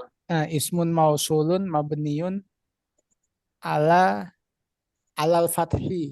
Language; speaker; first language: Arabic; non-native, learner; Indonesian